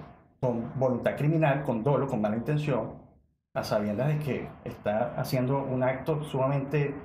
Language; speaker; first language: Spanish; native; Spanish